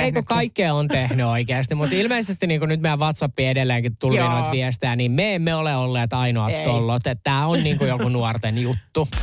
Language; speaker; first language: Finnish; native; Finnish